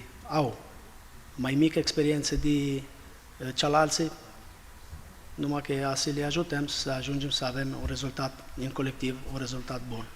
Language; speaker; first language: Romanian; non-native, fluent; Albanian